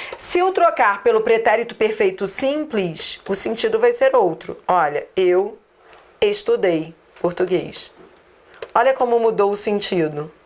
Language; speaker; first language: Portuguese; native; Portuguese